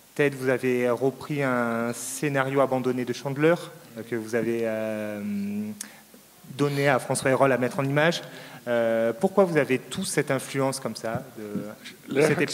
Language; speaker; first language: French; native; French